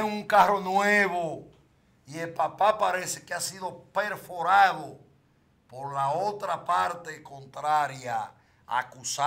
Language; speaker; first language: Spanish; native; Spanish